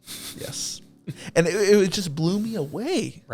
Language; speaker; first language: English; native; English